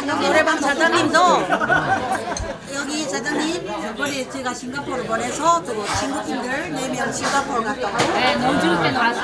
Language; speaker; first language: Korean; early bilingual, heritage; Korean